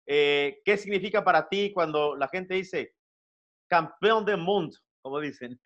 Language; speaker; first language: Portuguese; non-native, learner; Spanish